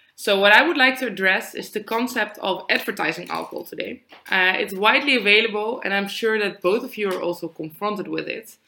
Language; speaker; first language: English; non-native, fluent; Dutch